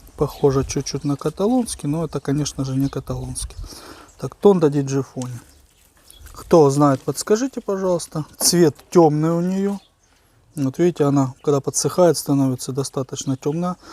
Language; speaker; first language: Russian; native; Russian